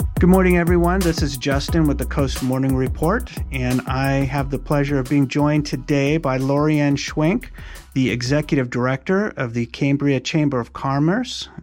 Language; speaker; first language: English; native; English